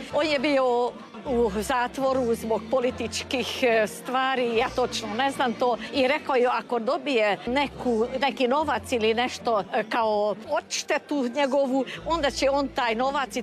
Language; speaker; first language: Croatian; early bilingual, heritage; Croatian